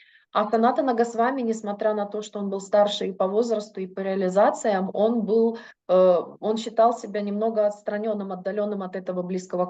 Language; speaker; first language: Russian; native; Russian